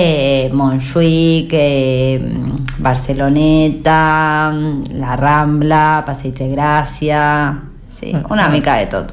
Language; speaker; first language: Catalan; non-native, learner; Spanish